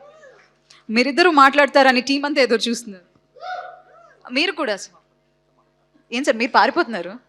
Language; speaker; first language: Telugu; native; Telugu